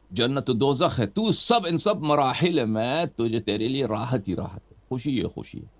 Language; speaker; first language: Urdu; non-native, fluent; Persian